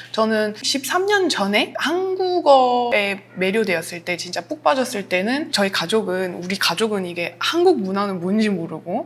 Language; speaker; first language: Korean; non-native, fluent; French